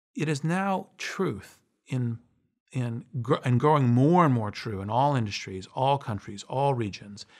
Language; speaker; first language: English; native; English